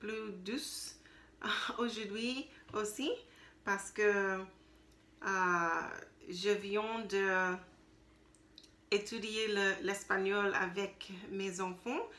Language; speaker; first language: French; non-native, learner; English